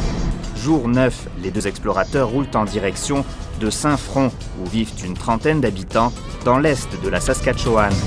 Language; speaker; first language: French; native; French